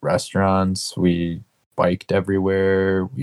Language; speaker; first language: English; native; English